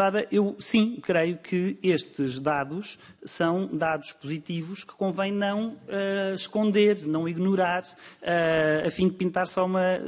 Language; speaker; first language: Portuguese; native; Portuguese